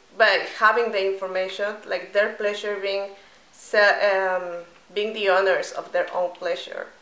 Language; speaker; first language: English; non-native, fluent; Spanish